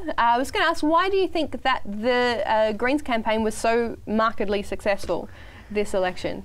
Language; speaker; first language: English; native; English